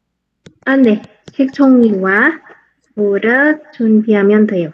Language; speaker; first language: Korean; non-native, learner; Indonesian